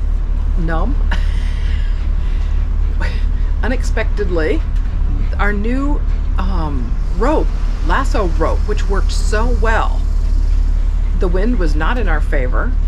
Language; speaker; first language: English; native; English